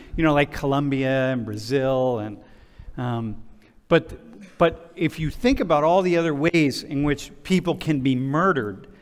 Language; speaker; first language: English; native; English